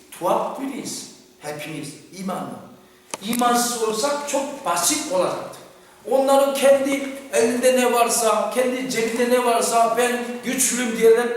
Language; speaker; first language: Turkish; non-native, fluent; Korean